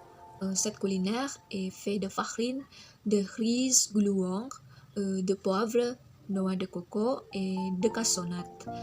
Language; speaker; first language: French; non-native, learner; Indonesian